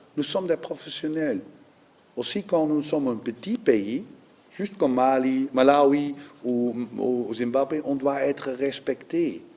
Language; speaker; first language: French; non-native, fluent; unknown